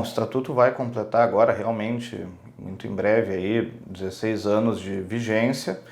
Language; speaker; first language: Portuguese; native; Portuguese